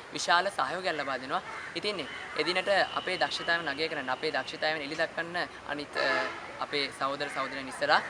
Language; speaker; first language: Sinhala; native; Sinhala